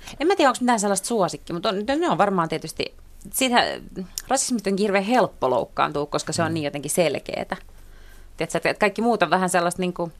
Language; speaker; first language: Finnish; non-native, local second language; Swedish